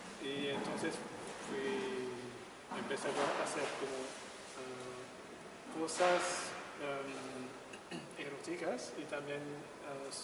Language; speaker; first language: Spanish; non-native, learner; French